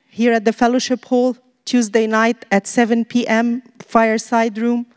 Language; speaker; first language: English; non-native, fluent; Arabic